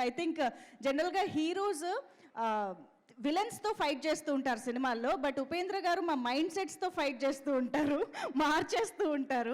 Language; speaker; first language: Telugu; native; Telugu